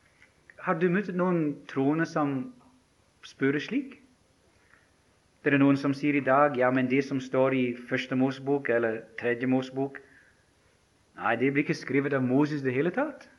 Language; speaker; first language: Norwegian; non-native, fluent; English